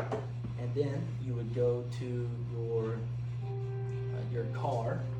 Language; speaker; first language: English; native; English